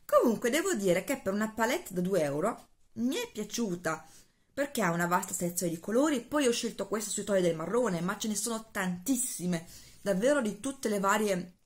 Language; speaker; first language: Italian; native; Italian